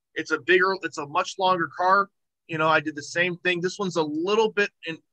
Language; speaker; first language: English; native; English